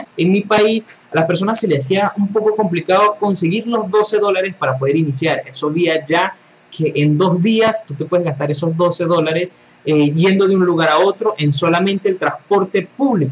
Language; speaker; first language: Spanish; native; Spanish